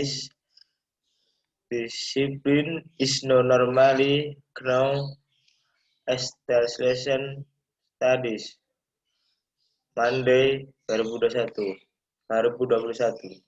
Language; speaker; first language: English; non-native, learner; Indonesian